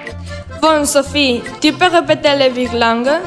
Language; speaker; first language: French; non-native, learner; Spanish